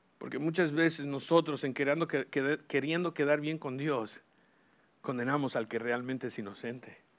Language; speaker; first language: Spanish; early bilingual, heritage; Spanish